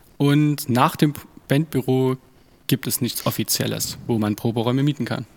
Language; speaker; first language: German; native; German